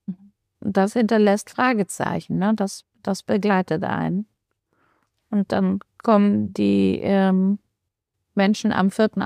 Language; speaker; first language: German; native; German